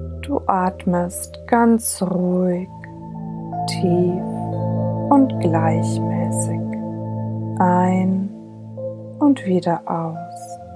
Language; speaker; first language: German; native; German